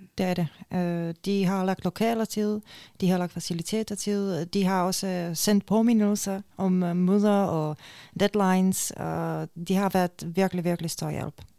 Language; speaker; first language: Danish; non-native, fluent; Czech